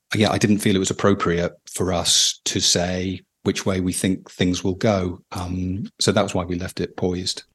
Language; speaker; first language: English; native; English